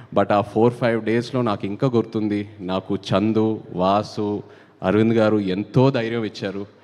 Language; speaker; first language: Telugu; native; Telugu